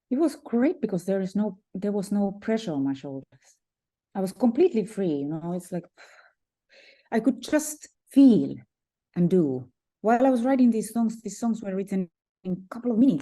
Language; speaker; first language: English; non-native, fluent; Finnish